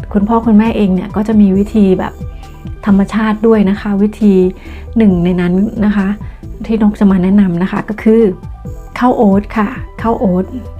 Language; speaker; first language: Thai; native; Thai